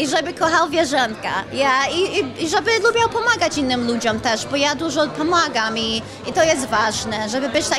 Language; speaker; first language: Polish; early bilingual, heritage; Polish